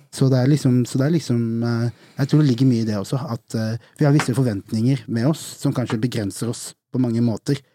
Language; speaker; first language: Norwegian; native; Norwegian